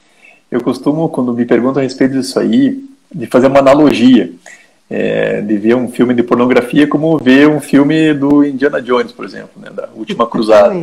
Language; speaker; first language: Portuguese; native; Portuguese